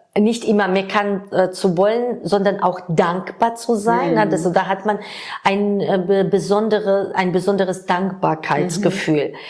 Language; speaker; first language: German; non-native, fluent; Georgian